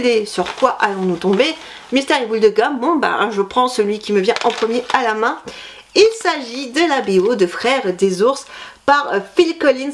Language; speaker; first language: French; native; French